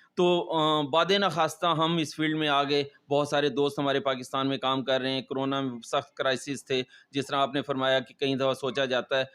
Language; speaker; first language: Urdu; non-native, local second language; Punjabi